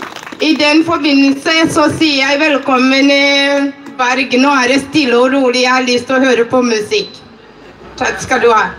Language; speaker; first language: Norwegian; non-native, fluent; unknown